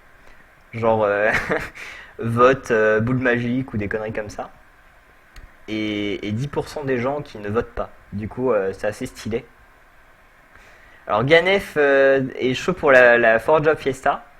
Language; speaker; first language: French; native; French